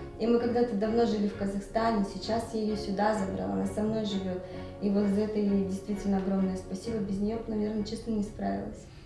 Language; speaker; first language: Russian; native; Russian